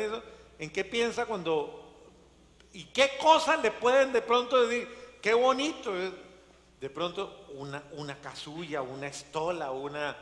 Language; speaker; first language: Spanish; native; Spanish